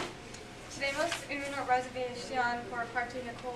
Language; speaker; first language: Spanish; non-native, learner; English